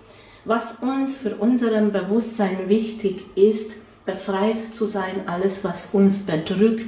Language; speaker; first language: German; non-native, fluent; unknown